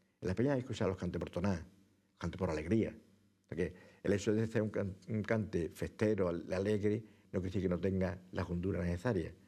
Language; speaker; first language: Spanish; native; Spanish